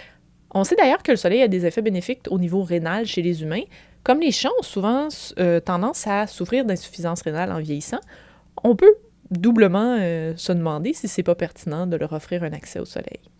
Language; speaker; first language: French; native; French